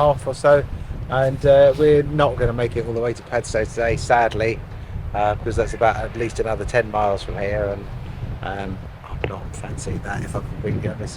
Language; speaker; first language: English; native; English